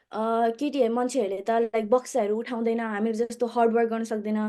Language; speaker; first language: Nepali; early bilingual, other home language; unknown